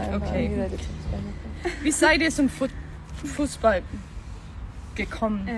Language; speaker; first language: German; non-native, fluent; Swedish